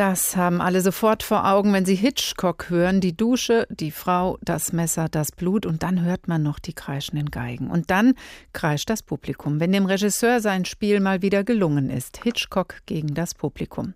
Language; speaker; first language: German; native; German